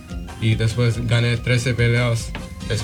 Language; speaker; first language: Spanish; early bilingual, heritage; Spanish